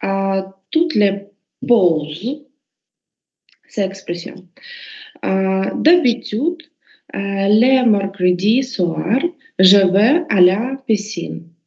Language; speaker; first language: French; non-native, learner; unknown